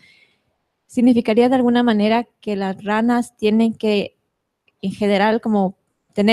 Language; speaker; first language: Spanish; native; Spanish